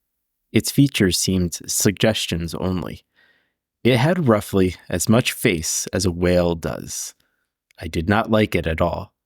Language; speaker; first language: English; native; English